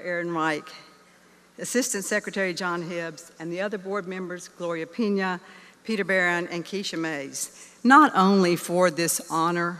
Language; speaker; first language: English; native; English